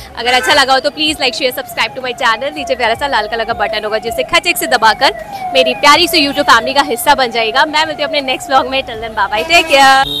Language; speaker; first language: Hindi; native; Hindi